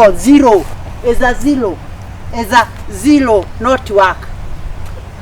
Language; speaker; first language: English; non-native, learner; Kikuyu